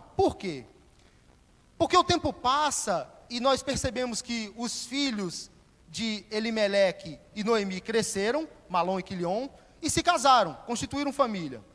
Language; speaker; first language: Portuguese; native; Portuguese